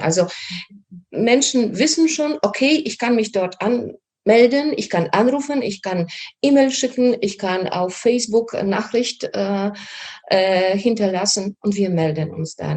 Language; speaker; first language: German; non-native, fluent; Polish